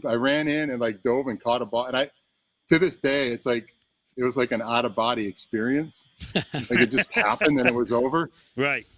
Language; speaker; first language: English; native; English